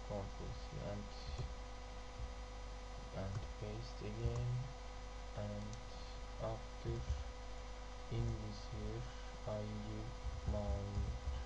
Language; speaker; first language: English; non-native, learner; Turkish